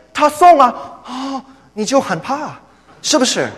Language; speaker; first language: Chinese; non-native, fluent; English